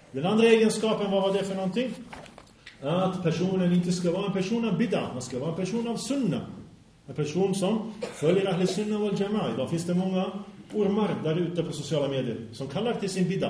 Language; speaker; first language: Swedish; early bilingual, other home language; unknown